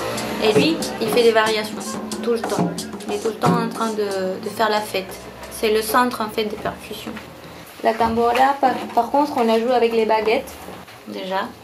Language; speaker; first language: French; non-native, fluent; Spanish